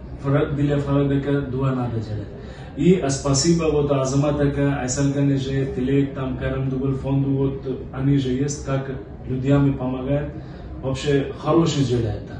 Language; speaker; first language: Russian; non-native, learner; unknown